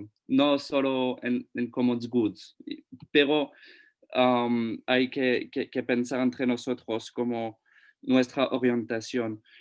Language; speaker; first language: Spanish; non-native, fluent; French